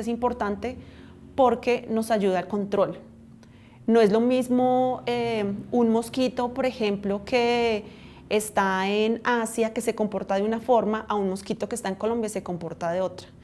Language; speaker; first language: Spanish; native; Spanish